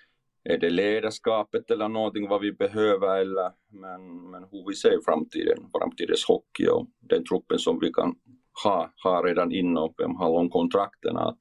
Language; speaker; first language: Swedish; non-native, fluent; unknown